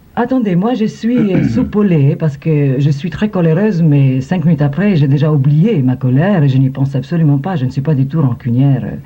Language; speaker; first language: French; non-native, fluent; Italian